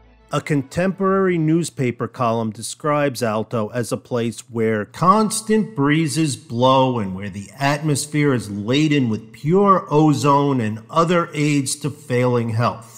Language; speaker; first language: English; native; English